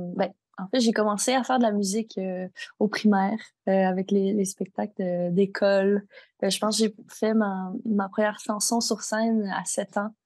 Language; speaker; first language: French; native; French